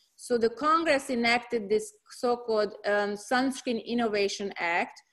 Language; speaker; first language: English; non-native, fluent; Hungarian